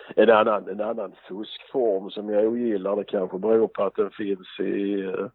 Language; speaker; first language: Swedish; native; Swedish